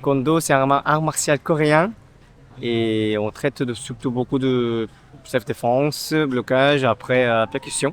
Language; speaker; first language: French; non-native, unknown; Korean